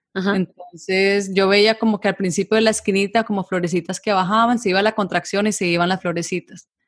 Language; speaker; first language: Spanish; native; Spanish